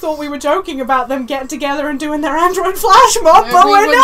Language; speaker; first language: English; native; English